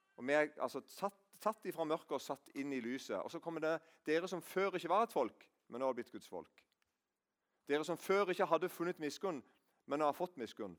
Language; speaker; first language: Norwegian; native; Norwegian